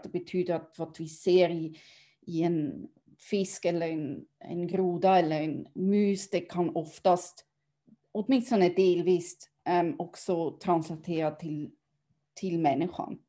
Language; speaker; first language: Swedish; non-native, fluent; German